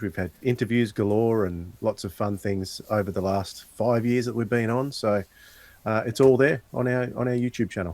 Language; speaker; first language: English; native; English